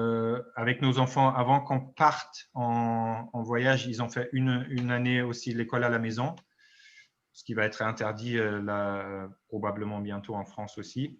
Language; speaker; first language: French; non-native, fluent; German